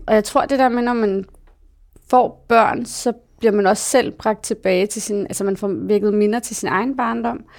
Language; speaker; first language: Danish; early bilingual, other home language; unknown